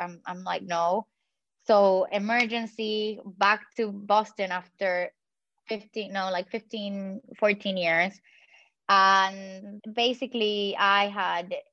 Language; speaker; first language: English; non-native, fluent; Spanish